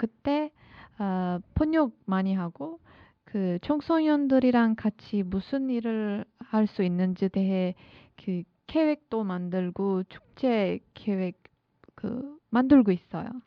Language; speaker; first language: Korean; non-native, learner; Turkish